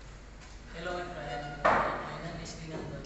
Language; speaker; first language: English; non-native, learner; Indonesian